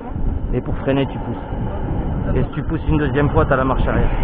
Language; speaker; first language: French; native; French